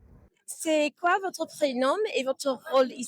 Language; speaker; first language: French; non-native, fluent; English